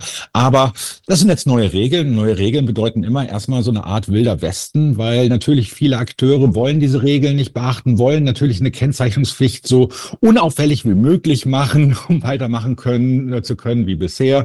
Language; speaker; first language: German; native; German